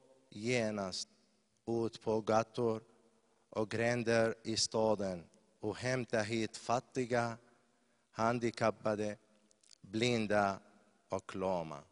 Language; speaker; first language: Swedish; non-native, fluent; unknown